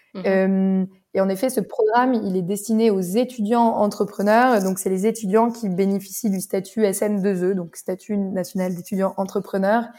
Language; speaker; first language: French; native; French